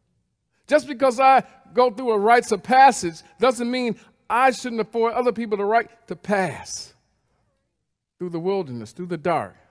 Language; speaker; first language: English; native; English